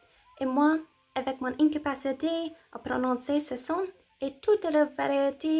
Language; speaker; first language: French; non-native, learner; English